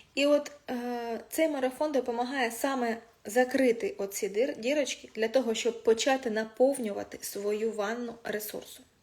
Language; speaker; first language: Ukrainian; non-native, local second language; Russian